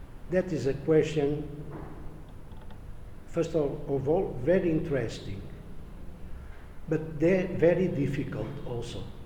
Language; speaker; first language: English; non-native, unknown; Portuguese